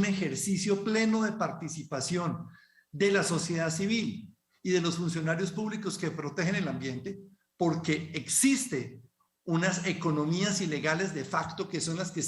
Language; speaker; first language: Spanish; native; Spanish